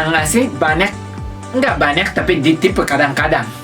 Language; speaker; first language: Indonesian; non-native, fluent; Japanese